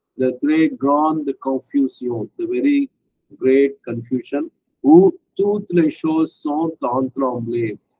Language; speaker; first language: English; non-native, local second language; Tamil